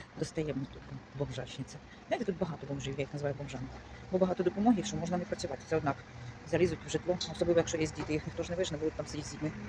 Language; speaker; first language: Ukrainian; native; Ukrainian